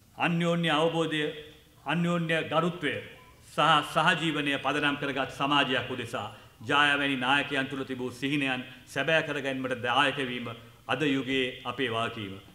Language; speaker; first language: Sinhala; non-native, local second language; Tamil